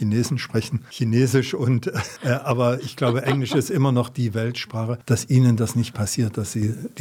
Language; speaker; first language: German; native; German